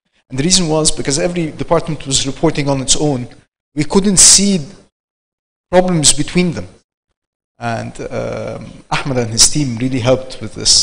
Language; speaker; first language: English; non-native, fluent; Arabic